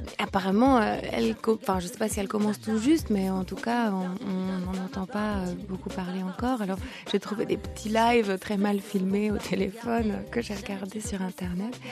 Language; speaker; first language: French; early bilingual, other home language; Lithuanian